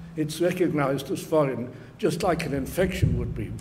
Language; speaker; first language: English; native; English